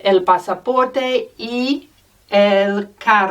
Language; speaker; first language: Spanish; non-native, fluent; English